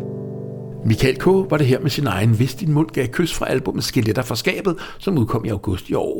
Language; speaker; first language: Danish; native; Danish